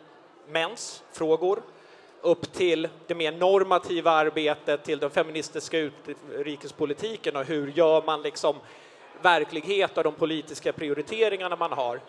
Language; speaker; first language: Swedish; native; Swedish